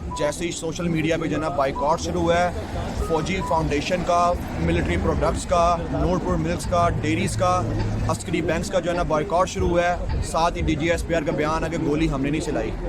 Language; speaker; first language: Urdu; native; Urdu